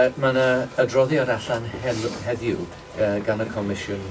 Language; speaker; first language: Welsh; non-native, local second language; English